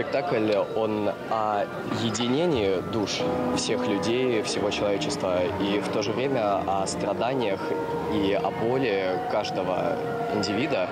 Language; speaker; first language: Russian; native; Russian